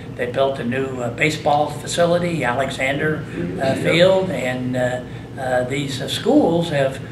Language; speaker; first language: English; native; English